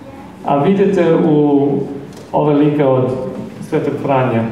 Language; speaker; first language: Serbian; non-native, fluent; English